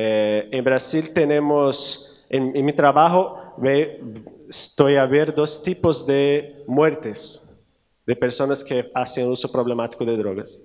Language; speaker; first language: Spanish; non-native, learner; Portuguese